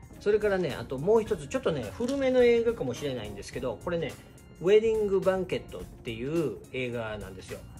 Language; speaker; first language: Japanese; native; Japanese